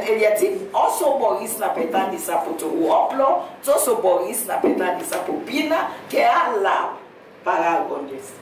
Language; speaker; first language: Greek; non-native, fluent; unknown